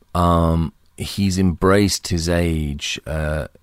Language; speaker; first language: English; native; English